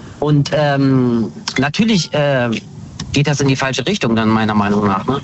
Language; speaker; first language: German; early bilingual, other home language; Kurdish